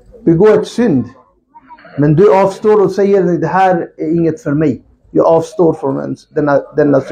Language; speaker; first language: Swedish; non-native, local second language; Urdu